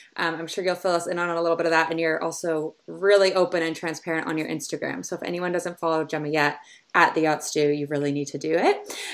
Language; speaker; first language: English; native; English